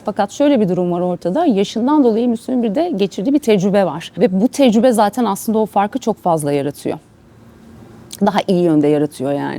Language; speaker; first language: Turkish; native; Turkish